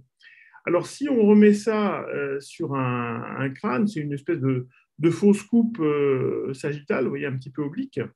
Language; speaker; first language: French; native; French